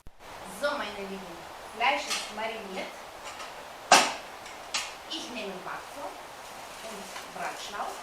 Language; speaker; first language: German; non-native, fluent; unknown